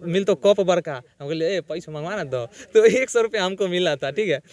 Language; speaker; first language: Hindi; native; Hindi